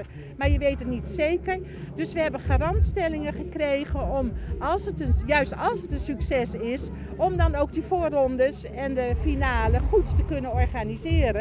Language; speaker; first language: Dutch; native; Dutch